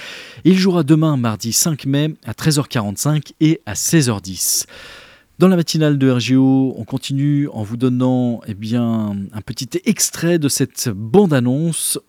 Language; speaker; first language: French; native; French